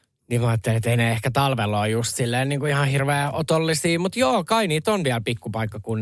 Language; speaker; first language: Finnish; native; Finnish